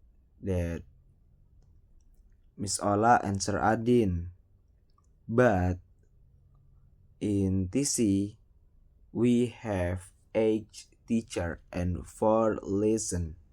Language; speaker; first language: English; non-native, learner; Indonesian